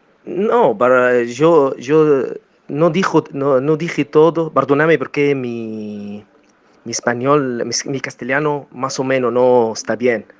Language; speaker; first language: Spanish; non-native, learner; Arabic